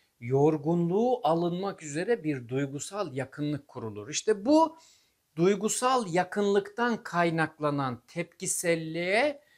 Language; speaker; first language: Turkish; native; Turkish